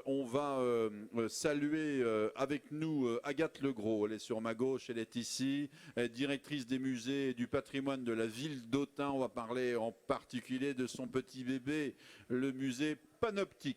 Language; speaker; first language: French; native; French